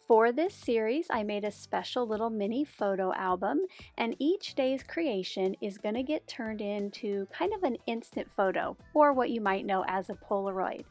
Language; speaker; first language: English; native; English